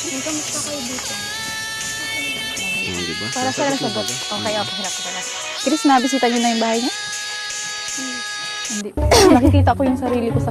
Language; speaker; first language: Filipino; non-native, local second language; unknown